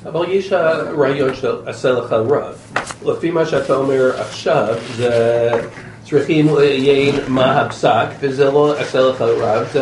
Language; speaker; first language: Hebrew; non-native, learner; English